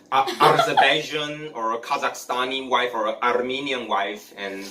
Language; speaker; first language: English; non-native, learner; Chinese